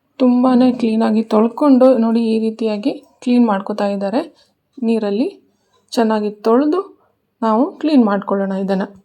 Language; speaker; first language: Kannada; non-native, local second language; Konkani